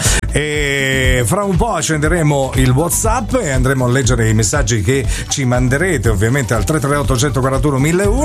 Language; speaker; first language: Italian; native; Italian